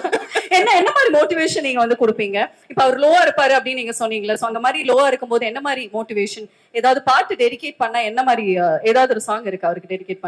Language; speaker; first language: Tamil; native; Tamil